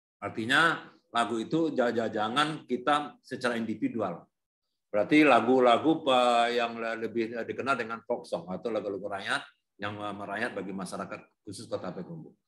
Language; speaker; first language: Indonesian; native; Indonesian